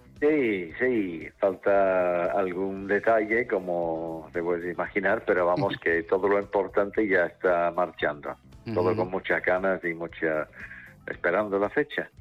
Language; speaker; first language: Spanish; non-native, fluent; English